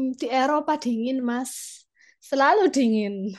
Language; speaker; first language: Indonesian; native; Indonesian